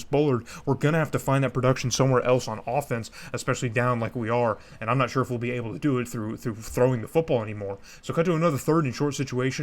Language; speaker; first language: English; native; English